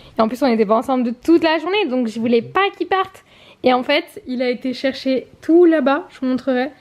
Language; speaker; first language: French; early bilingual, other home language; Portuguese